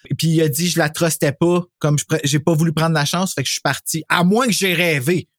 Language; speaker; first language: French; native; French